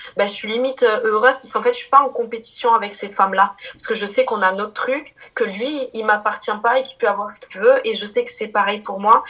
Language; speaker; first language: French; early bilingual, other home language; Portuguese